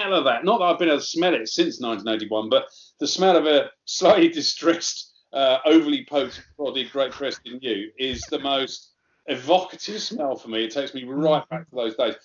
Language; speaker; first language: English; native; English